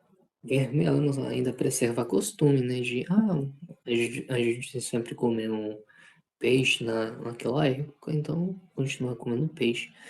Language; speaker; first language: Portuguese; non-native, fluent; Spanish